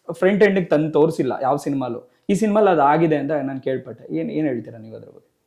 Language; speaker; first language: Kannada; native; Kannada